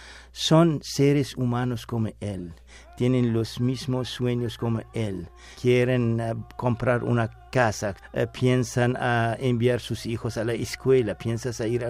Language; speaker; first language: Spanish; non-native, fluent; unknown